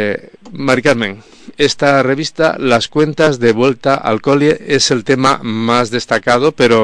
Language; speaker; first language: Spanish; native; Spanish